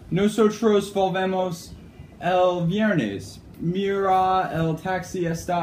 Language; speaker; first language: Spanish; non-native, learner; English